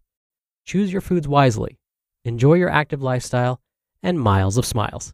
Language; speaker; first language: English; native; English